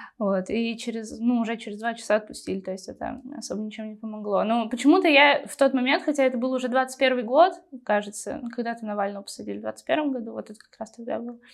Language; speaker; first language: Russian; native; Russian